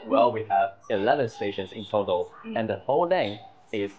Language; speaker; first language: English; non-native, fluent; Chinese